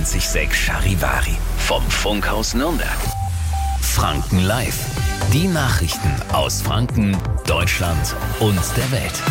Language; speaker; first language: German; native; German